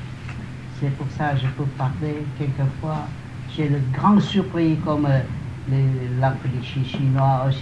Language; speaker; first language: French; non-native, learner; Vietnamese